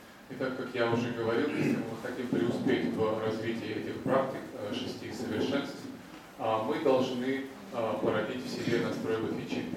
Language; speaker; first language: Russian; native; Russian